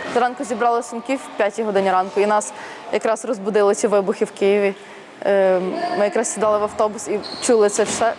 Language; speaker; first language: Ukrainian; native; Ukrainian